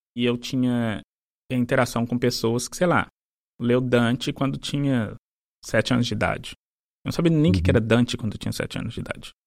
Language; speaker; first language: Portuguese; native; Portuguese